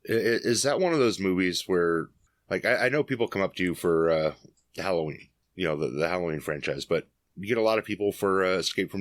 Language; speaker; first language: English; native; English